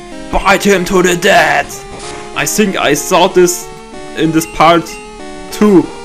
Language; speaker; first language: English; non-native, learner; German